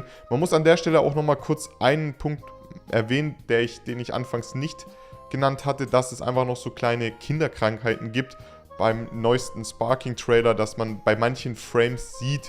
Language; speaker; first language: German; native; German